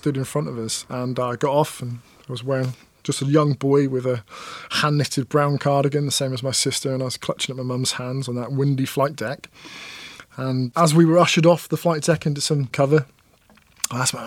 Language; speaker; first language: English; native; English